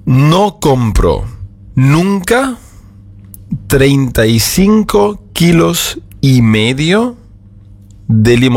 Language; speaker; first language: Spanish; non-native, fluent; German